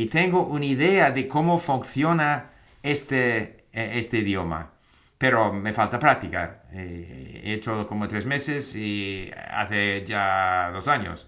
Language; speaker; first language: Spanish; non-native, fluent; English